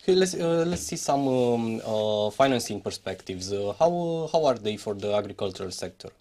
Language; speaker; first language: English; non-native, fluent; Romanian